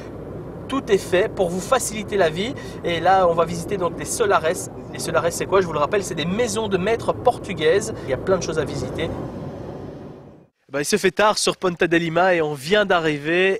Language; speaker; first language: French; native; French